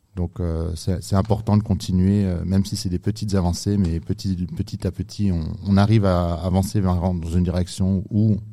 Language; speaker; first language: French; native; French